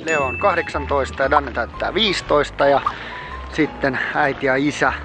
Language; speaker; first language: Finnish; native; Finnish